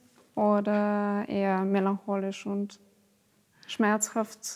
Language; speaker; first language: German; non-native, fluent; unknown